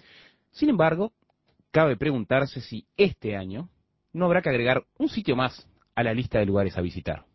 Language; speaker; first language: Spanish; native; Spanish